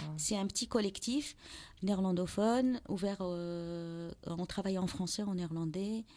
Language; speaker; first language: French; non-native, local second language; Arabic